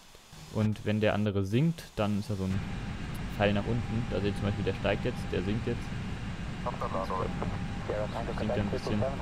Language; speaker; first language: German; native; German